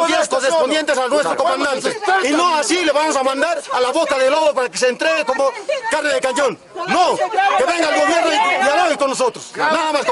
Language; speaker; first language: Spanish; native; Spanish